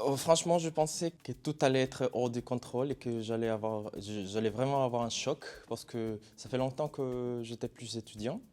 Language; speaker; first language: French; non-native, fluent; Spanish